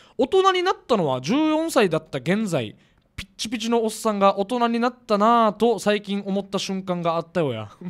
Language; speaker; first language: Japanese; native; Japanese